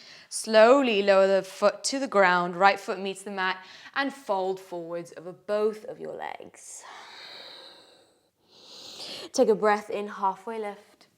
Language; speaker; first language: English; native; English